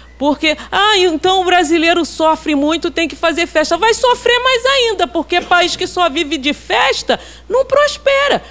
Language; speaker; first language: Portuguese; native; Portuguese